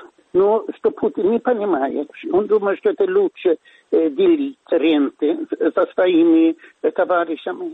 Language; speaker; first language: Russian; non-native, fluent; Swedish